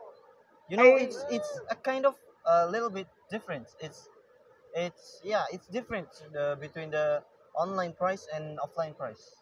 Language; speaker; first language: English; non-native, learner; Indonesian